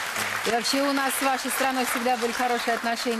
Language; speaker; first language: Russian; native; Russian